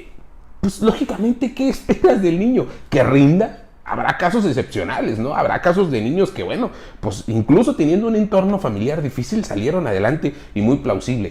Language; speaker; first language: Spanish; native; Spanish